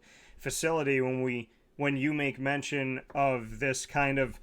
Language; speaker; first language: English; native; English